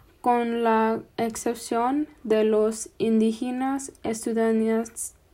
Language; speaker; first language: Spanish; non-native, fluent; English